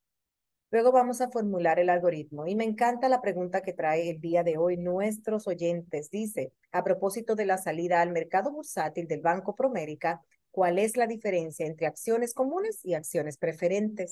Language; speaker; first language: Spanish; native; Spanish